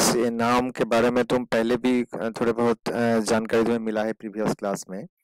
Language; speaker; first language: Hindi; non-native, local second language; Bangla